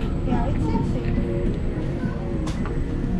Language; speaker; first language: English; non-native, local second language; Filipino